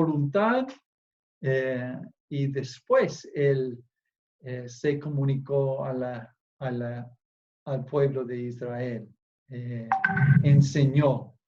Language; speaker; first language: Spanish; non-native, fluent; English